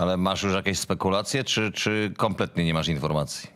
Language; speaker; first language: Polish; native; Polish